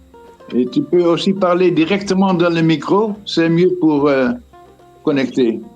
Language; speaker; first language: French; non-native, fluent; Dutch